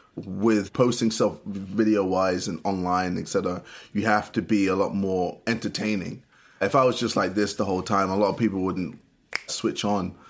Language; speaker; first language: English; native; English